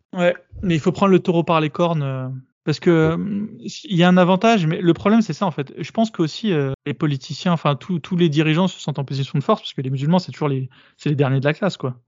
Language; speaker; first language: French; native; French